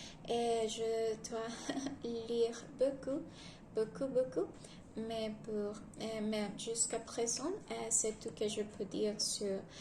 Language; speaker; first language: French; non-native, learner; Spanish